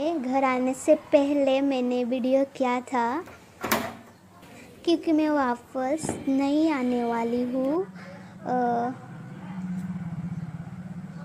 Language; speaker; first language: Hindi; non-native, local second language; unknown